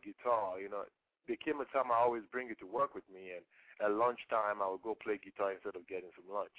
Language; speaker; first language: English; non-native, local second language; Yoruba